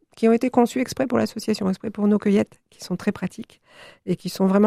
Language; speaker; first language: French; native; French